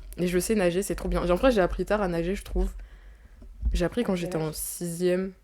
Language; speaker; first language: French; native; French